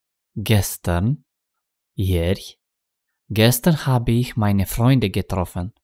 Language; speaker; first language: German; non-native, fluent; Romanian